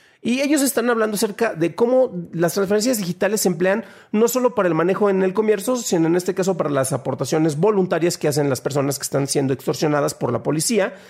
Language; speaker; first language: Spanish; native; Spanish